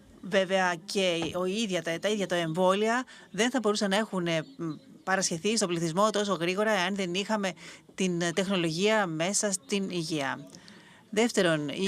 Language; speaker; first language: Greek; native; Greek